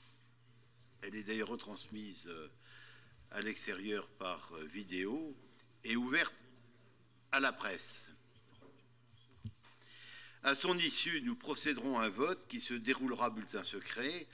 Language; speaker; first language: French; native; French